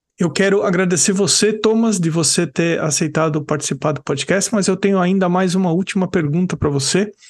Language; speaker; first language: Portuguese; native; Portuguese